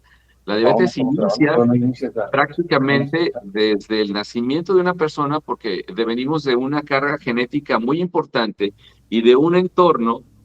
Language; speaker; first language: Spanish; native; Spanish